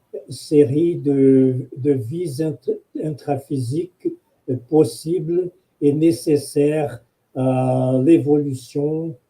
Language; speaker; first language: French; non-native, fluent; Portuguese